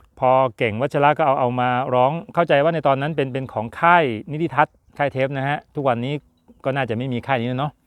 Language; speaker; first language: Thai; native; Thai